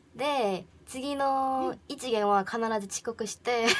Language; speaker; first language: Japanese; non-native, fluent; Korean